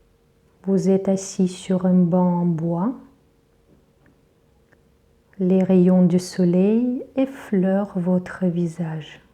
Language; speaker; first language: French; native; French